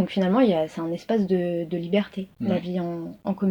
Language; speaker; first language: French; native; French